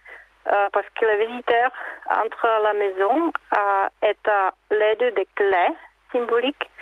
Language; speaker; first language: French; non-native, fluent; Czech